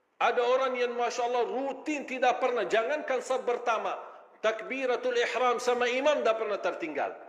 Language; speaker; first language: Malay; non-native, fluent; Arabic